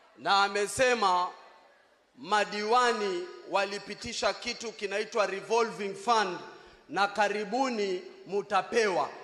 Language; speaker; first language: Swahili; native; Swahili